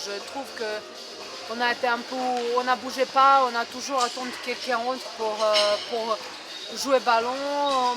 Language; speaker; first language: French; non-native, fluent; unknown